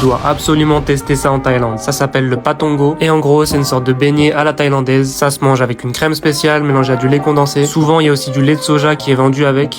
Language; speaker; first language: French; native; French